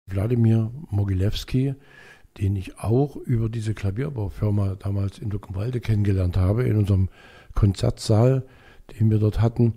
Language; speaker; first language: German; native; German